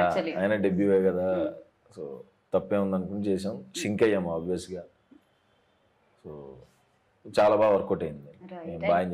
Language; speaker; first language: Telugu; native; Telugu